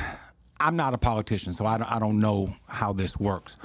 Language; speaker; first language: English; native; English